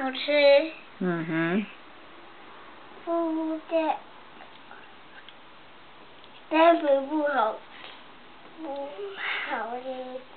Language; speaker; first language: Chinese; early bilingual, heritage; Chinese